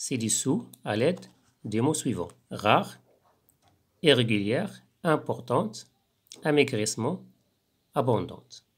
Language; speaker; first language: French; non-native, local second language; Arabic